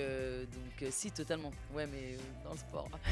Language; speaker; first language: French; native; French